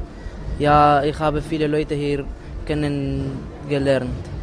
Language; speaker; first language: German; non-native, learner; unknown